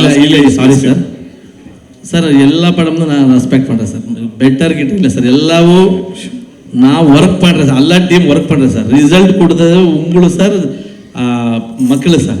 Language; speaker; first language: Tamil; non-native, learner; Kannada